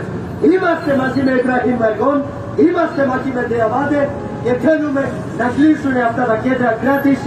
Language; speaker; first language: Greek; non-native, fluent; Urdu